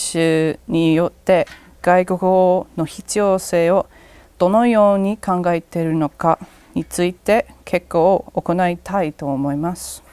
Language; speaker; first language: Japanese; non-native, learner; English